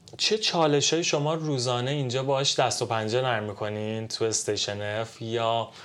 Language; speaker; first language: Persian; native; Persian